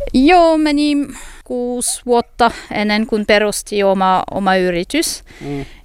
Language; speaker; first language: Finnish; non-native, learner; French